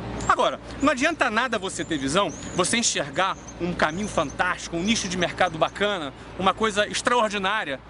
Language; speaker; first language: Portuguese; native; Portuguese